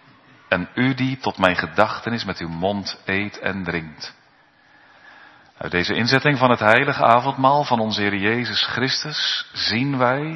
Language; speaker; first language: Dutch; native; Dutch